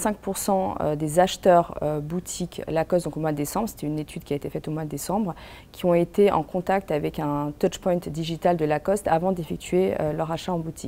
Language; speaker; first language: French; native; French